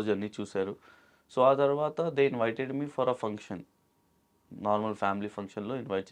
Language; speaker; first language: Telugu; non-native, local second language; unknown